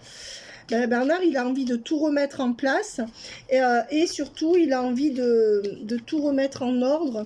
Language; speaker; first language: French; native; French